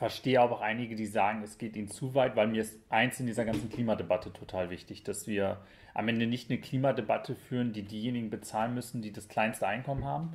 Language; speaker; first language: German; native; German